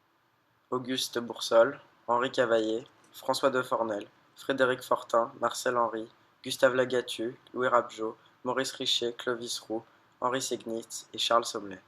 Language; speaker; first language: French; native; French